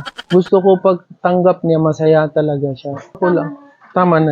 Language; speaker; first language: Filipino; non-native, learner; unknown